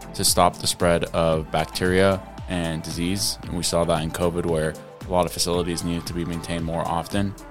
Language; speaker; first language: English; early bilingual, other home language; Arabic